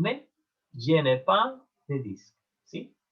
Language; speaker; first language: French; non-native, learner; Spanish